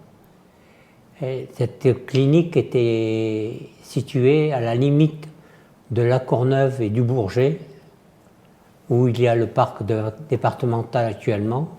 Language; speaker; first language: French; native; French